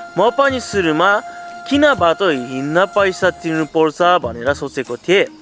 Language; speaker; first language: Nepali; non-native, fluent; Japanese